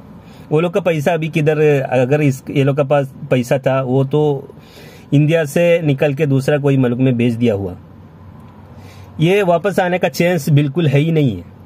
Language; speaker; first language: Hindi; non-native, local second language; Malayalam